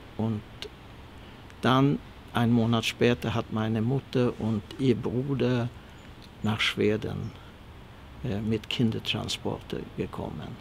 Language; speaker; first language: German; early bilingual, heritage; Swedish